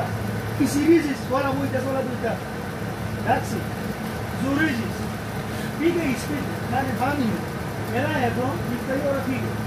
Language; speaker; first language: Greek; non-native, learner; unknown